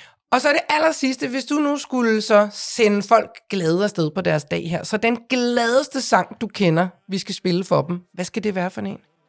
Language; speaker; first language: Danish; native; Danish